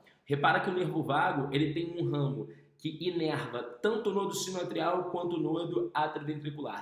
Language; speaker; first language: Portuguese; native; Portuguese